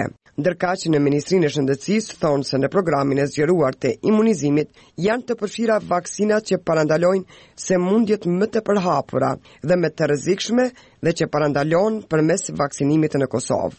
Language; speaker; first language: Albanian; native; Albanian